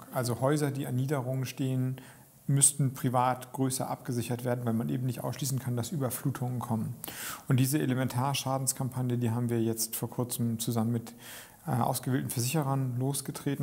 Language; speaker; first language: German; native; German